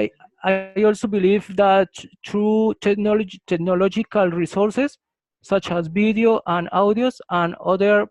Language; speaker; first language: English; non-native, learner; Spanish